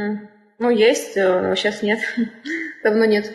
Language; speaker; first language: Russian; native; Russian